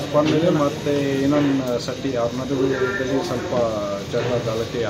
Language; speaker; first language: Kannada; non-native, local second language; Hindi